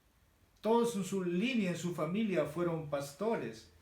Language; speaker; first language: Spanish; native; Spanish